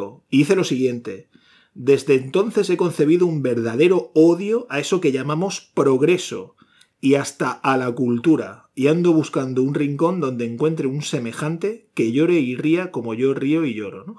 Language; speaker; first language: Spanish; native; Spanish